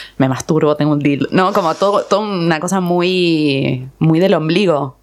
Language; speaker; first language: Spanish; native; Spanish